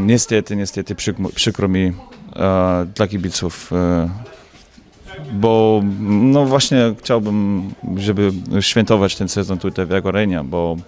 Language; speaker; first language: Polish; non-native, learner; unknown